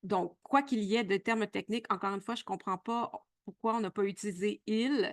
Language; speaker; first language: French; native; French